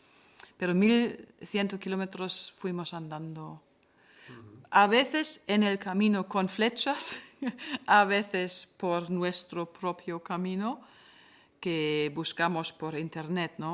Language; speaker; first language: Spanish; non-native, fluent; German